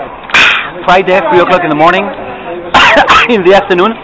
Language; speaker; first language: English; non-native, fluent; French